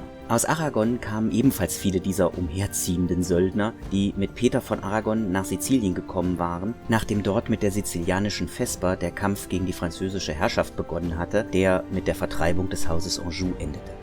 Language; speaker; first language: German; native; German